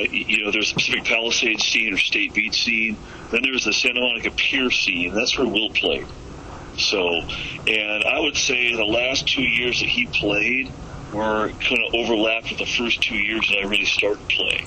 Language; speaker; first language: English; native; English